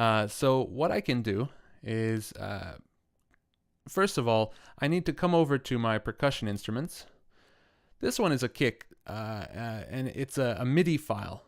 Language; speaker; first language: English; native; English